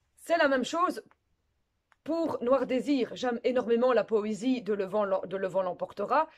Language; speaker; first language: French; native; French